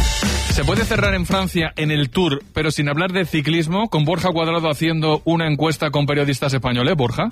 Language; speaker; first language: Spanish; native; Spanish